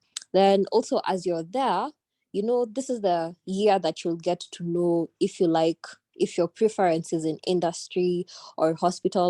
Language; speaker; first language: English; non-native, local second language; Swahili